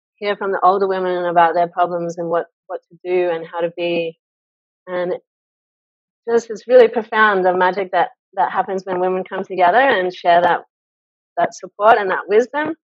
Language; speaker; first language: English; native; English